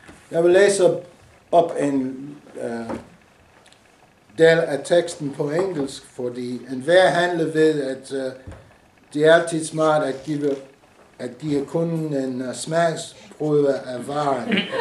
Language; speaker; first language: Danish; non-native, fluent; English